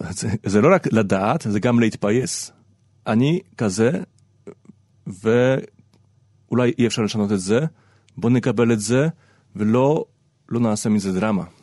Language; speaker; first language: Hebrew; non-native, fluent; Polish